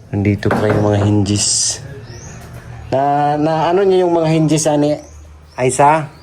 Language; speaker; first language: Filipino; non-native, local second language; Cebuano